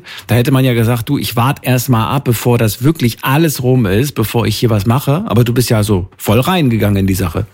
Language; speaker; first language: German; native; German